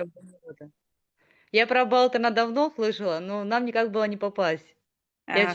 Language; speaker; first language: Russian; native; Russian